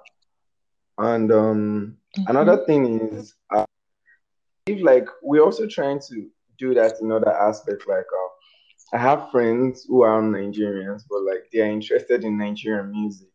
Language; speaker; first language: English; non-native, local second language; Yoruba